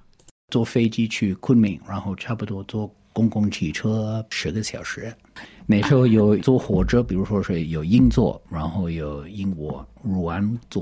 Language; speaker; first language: Chinese; non-native, fluent; English